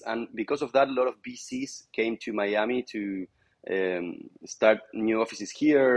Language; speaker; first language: English; non-native, fluent; Spanish